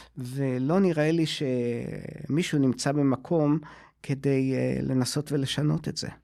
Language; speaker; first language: Hebrew; native; Hebrew